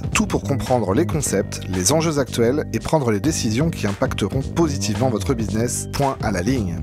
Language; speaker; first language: French; native; French